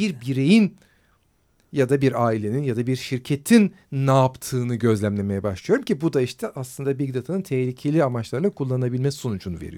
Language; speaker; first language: Turkish; native; Turkish